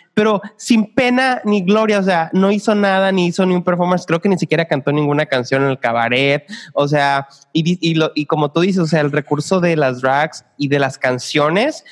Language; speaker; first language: Spanish; native; Spanish